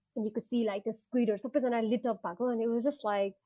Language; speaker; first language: English; early bilingual, other home language; Nepali